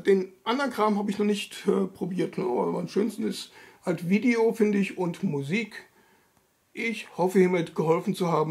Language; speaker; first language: German; native; German